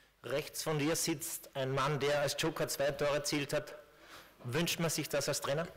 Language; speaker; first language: German; native; German